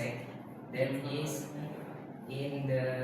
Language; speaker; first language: English; non-native, learner; Indonesian